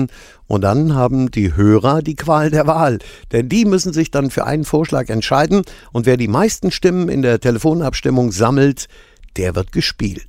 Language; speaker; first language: German; native; German